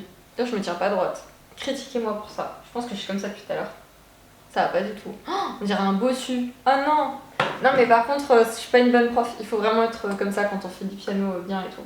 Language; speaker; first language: French; native; French